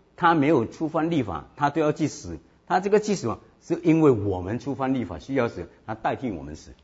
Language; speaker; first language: Chinese; native; Chinese